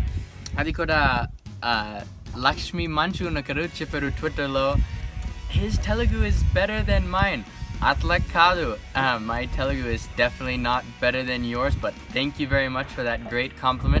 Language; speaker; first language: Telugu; non-native, learner; English